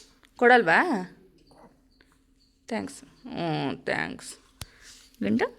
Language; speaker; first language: Kannada; native; Kannada